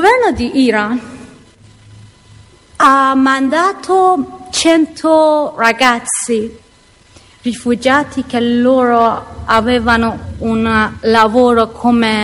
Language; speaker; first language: Italian; non-native, learner; Persian